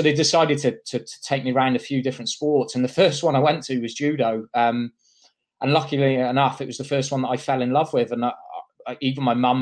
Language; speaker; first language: English; native; English